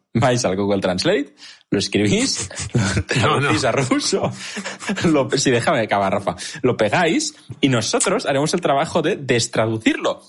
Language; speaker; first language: Spanish; native; Spanish